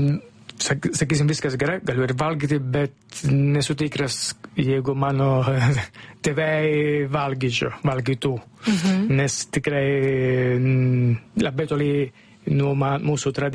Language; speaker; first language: Lithuanian; non-native, learner; Italian